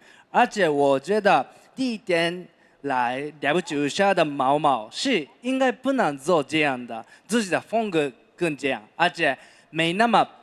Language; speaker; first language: Chinese; non-native, fluent; Japanese